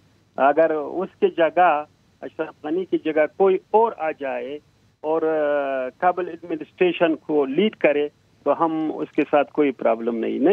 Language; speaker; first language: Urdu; non-native, fluent; Pashto